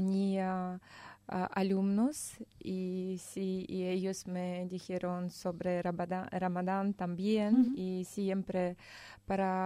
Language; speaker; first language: Spanish; non-native, fluent; Russian